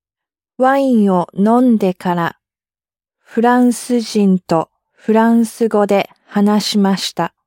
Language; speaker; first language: Japanese; non-native, learner; English